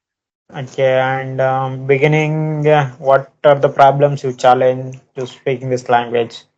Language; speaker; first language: English; non-native, learner; Telugu